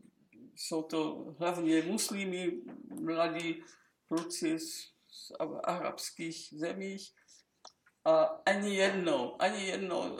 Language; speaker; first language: Czech; non-native, local second language; German